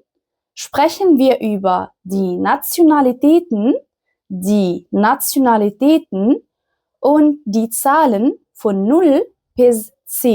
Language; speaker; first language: German; non-native, fluent; Arabic